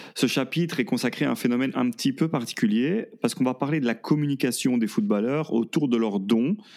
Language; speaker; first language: French; native; French